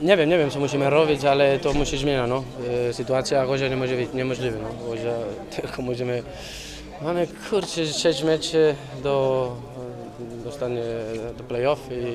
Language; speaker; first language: Polish; non-native, learner; Spanish